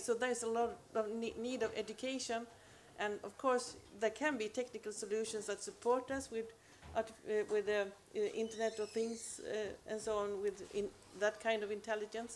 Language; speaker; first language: English; non-native, fluent; Swedish